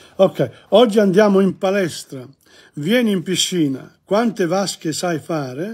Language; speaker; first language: Italian; non-native, fluent; English